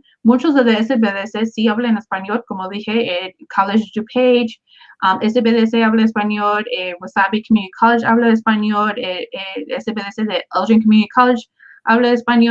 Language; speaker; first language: Spanish; early bilingual, other home language; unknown